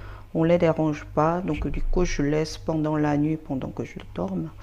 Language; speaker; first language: French; non-native, fluent; Korean